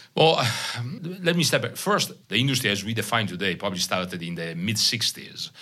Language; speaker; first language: English; non-native, fluent; Italian